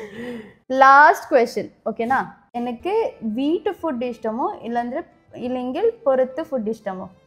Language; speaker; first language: Malayalam; non-native, learner; Kannada